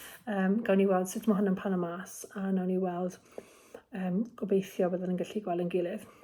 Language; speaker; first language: Welsh; native; Welsh